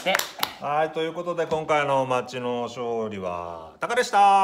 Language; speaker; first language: Japanese; native; Japanese